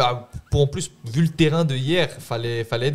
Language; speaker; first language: French; native; French